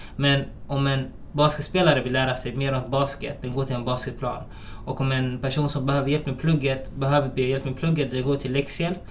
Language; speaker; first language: Swedish; early bilingual, other home language; Somali